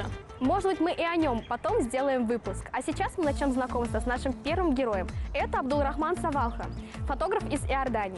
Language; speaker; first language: Russian; native; Russian